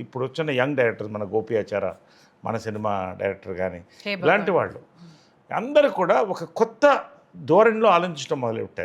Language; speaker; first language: Telugu; native; Telugu